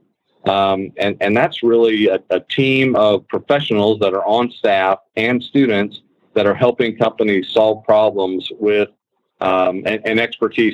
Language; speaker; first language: English; native; English